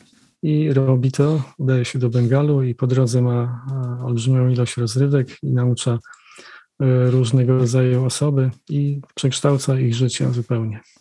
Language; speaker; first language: Polish; native; Polish